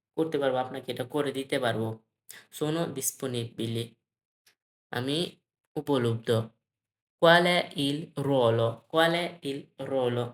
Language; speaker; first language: Bangla; native; Bangla